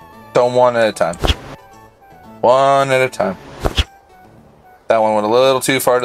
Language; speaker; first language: English; native; English